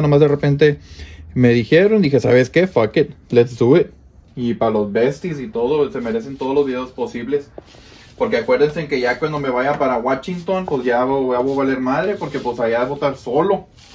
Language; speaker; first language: Spanish; early bilingual, heritage; Spanish